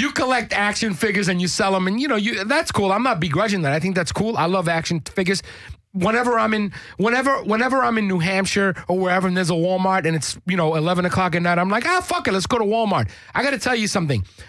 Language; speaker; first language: English; early bilingual, other home language; Spanish